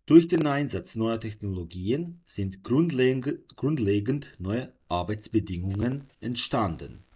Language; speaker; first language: German; non-native, fluent; Serbian